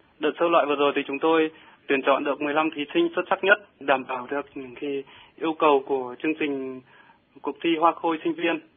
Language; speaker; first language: Vietnamese; native; Vietnamese